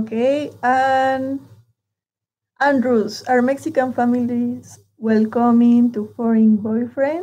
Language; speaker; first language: English; non-native, learner; Spanish